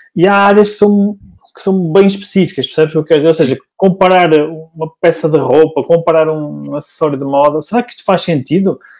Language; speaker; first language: Portuguese; native; Portuguese